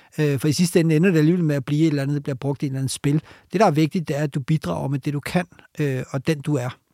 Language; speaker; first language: Danish; early bilingual, other home language; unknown